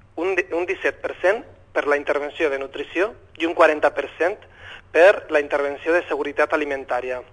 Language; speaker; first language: Catalan; non-native, local second language; Spanish